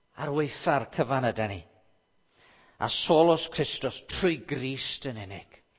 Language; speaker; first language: Welsh; native; Welsh